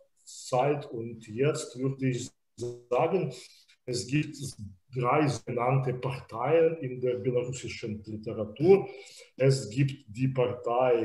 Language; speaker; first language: German; non-native, fluent; Belarusian